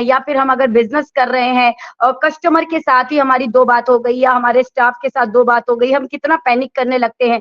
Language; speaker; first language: Hindi; native; Hindi